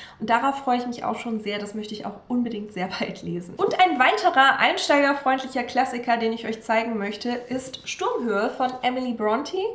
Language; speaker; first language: German; native; German